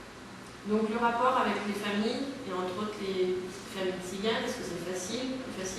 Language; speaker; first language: French; native; French